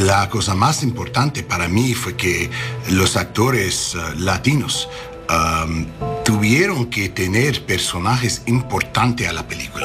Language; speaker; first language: Spanish; non-native, learner; English